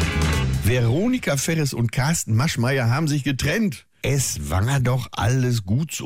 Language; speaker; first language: German; native; German